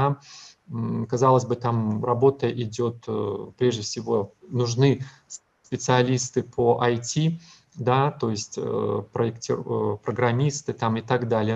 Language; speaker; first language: Russian; native; Russian